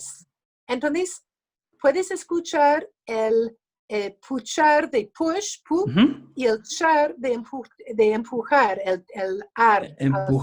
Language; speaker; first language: Spanish; early bilingual, other home language; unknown